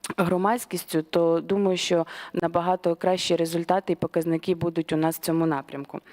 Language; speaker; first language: Ukrainian; native; Ukrainian